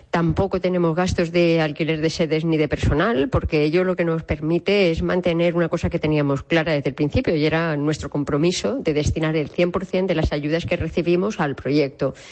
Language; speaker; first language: Spanish; native; Spanish